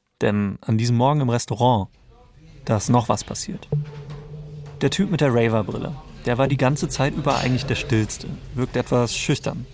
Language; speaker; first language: German; native; German